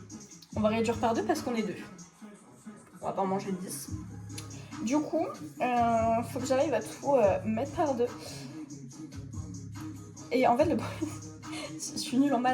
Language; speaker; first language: French; native; French